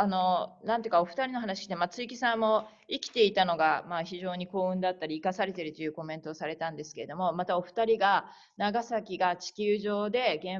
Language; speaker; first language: Japanese; native; Japanese